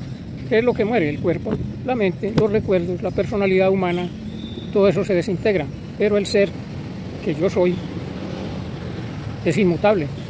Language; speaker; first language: Spanish; native; Spanish